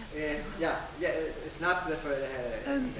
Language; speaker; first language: Swedish; non-native, learner; Spanish